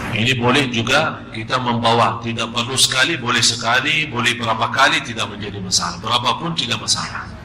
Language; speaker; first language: Malay; non-native, fluent; Arabic